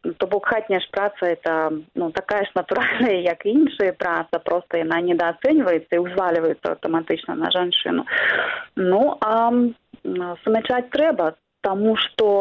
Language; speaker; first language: Belarusian; non-native, local second language; Russian